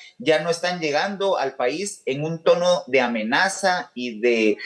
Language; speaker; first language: Spanish; native; Spanish